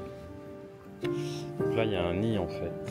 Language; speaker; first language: French; native; French